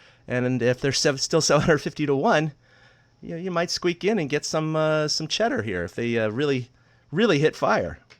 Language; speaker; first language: English; native; English